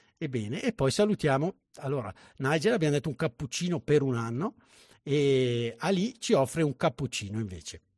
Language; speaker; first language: Italian; native; Italian